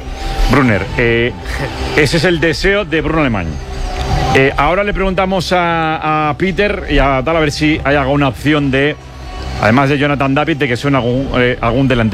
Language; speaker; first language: Spanish; native; Spanish